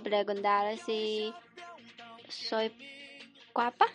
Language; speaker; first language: Spanish; non-native, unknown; Chinese